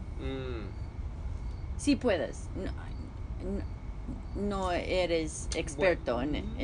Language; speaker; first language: Spanish; non-native, fluent; English